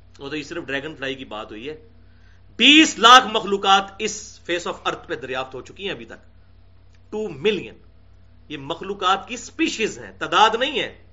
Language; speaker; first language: Urdu; non-native, local second language; Punjabi